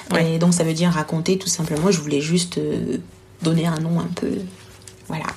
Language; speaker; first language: French; non-native, local second language; Lingala